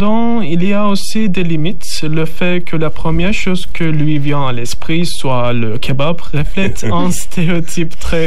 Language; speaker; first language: French; non-native, learner; Turkish